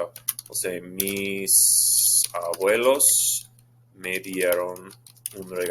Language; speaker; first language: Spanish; non-native, fluent; English